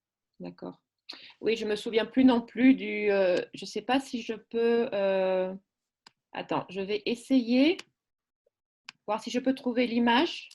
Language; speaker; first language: French; native; French